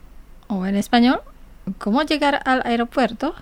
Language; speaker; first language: Spanish; non-native, fluent; Indonesian